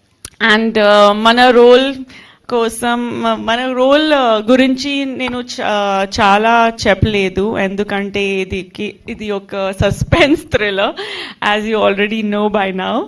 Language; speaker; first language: Telugu; non-native, fluent; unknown